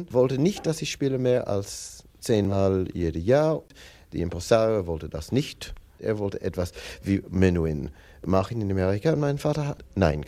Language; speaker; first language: German; non-native, learner; English